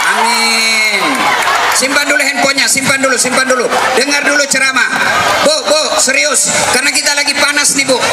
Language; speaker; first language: Indonesian; non-native, local second language; Buginese